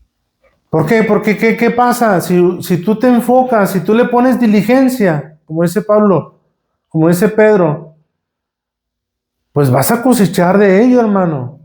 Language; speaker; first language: Spanish; native; Spanish